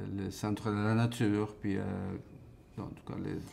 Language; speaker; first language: French; non-native, fluent; Spanish